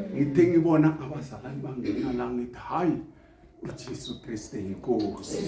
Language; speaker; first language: Zulu; non-native, local second language; South Ndebele